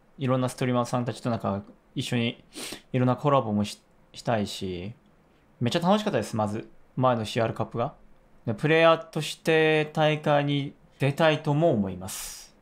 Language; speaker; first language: Japanese; non-native, fluent; Korean